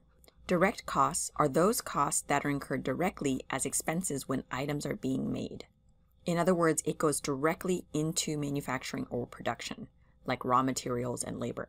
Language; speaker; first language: English; native; English